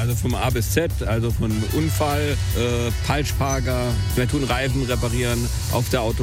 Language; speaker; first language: German; native; German